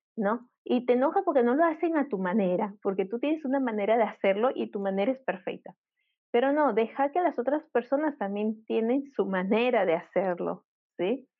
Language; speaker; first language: Spanish; native; Spanish